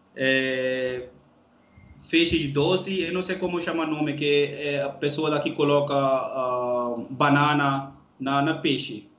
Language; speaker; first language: Portuguese; non-native, fluent; Urdu